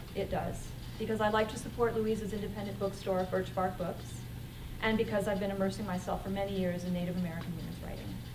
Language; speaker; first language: English; native; English